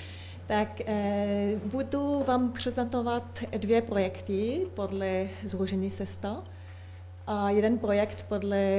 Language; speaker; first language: Czech; non-native, learner; French